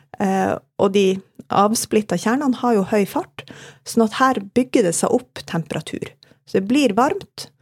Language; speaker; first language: Norwegian; native; Norwegian